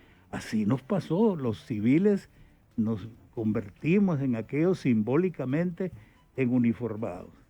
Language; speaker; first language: Spanish; native; Spanish